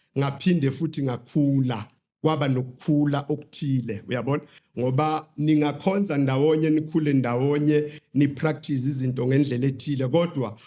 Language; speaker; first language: Zulu; native; Zulu